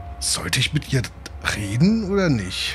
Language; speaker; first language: German; native; German